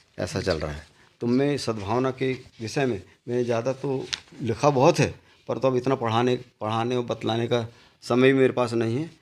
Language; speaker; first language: Hindi; native; Hindi